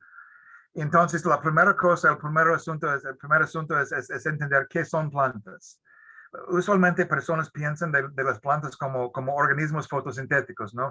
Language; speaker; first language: Spanish; non-native, fluent; English